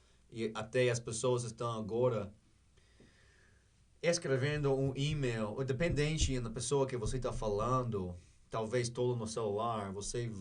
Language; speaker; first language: Portuguese; non-native, learner; English